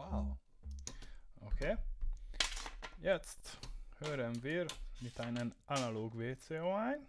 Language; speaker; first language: German; non-native, learner; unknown